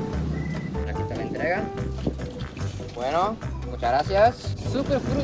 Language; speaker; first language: Spanish; non-native, fluent; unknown